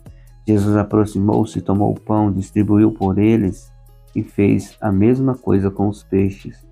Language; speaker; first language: Portuguese; native; Portuguese